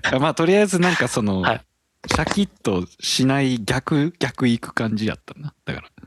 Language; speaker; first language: Japanese; early bilingual, heritage; Japanese